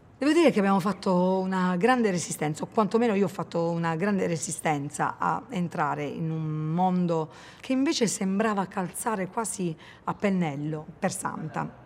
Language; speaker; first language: Italian; native; Italian